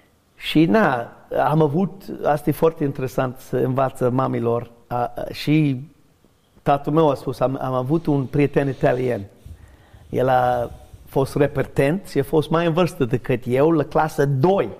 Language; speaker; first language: Romanian; non-native, learner; English